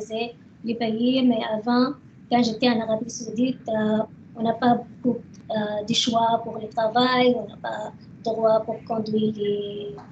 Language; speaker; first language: French; non-native, learner; Arabic